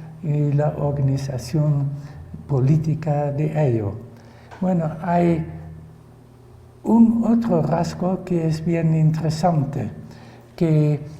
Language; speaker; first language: Spanish; non-native, fluent; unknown